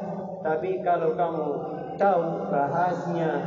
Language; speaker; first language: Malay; non-native, learner; Arabic